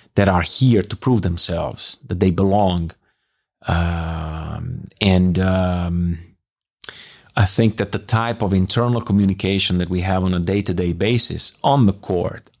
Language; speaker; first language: English; non-native, fluent; Italian